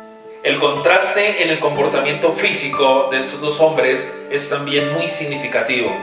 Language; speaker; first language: Spanish; native; Spanish